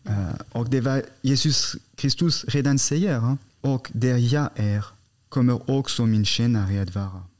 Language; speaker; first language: Swedish; non-native, fluent; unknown